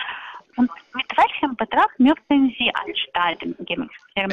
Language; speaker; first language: German; non-native, learner; Polish